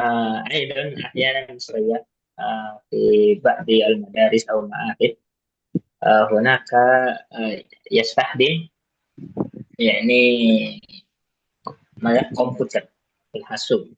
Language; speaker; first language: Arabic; non-native, local second language; Indonesian